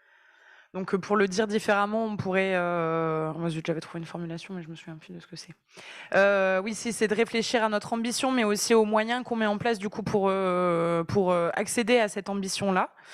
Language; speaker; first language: French; native; French